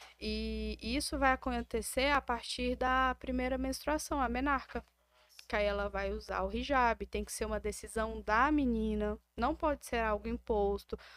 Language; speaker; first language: Portuguese; native; Portuguese